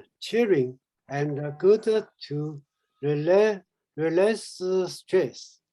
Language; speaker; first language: English; non-native, learner; Chinese